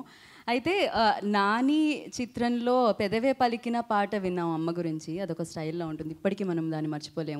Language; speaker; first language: Telugu; native; Telugu